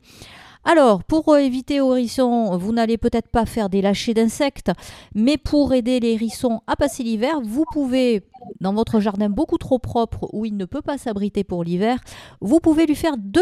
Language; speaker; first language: French; native; French